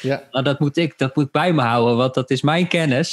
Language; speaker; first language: Dutch; native; Dutch